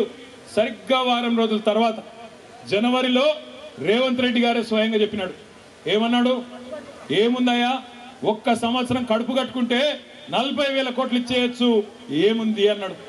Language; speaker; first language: Telugu; native; Telugu